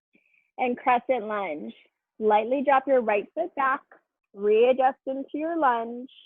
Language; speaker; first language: English; native; English